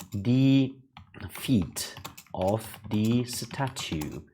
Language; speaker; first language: English; non-native, fluent; Turkish